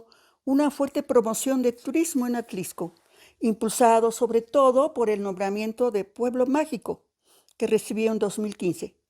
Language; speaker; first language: Spanish; native; Spanish